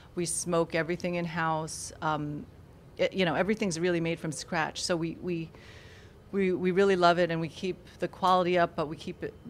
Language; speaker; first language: English; native; English